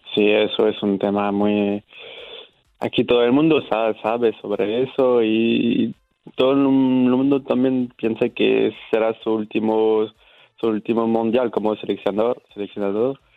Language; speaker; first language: Spanish; non-native, fluent; French